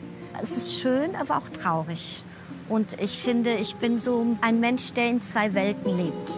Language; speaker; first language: German; early bilingual, other home language; Portuguese